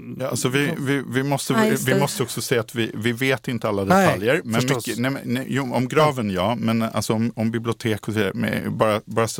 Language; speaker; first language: Swedish; native; Swedish